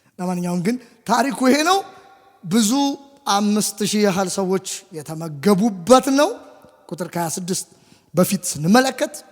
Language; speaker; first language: Amharic; native; Amharic